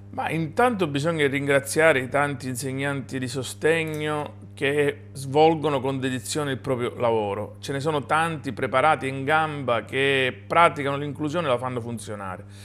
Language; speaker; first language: Italian; native; Italian